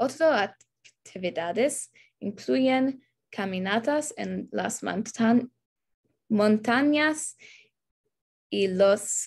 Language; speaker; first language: Spanish; non-native, learner; English